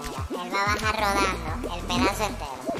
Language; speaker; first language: Spanish; native; Spanish